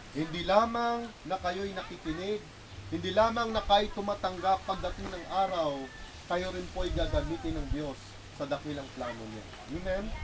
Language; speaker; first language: Filipino; non-native, local second language; Cebuano